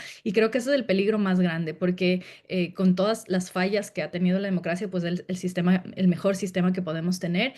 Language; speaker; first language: Spanish; native; Spanish